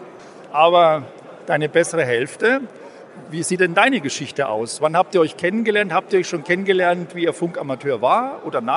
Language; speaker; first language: German; native; German